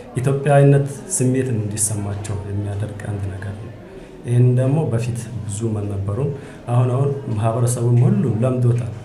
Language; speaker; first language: Amharic; non-native, local second language; Hadiyya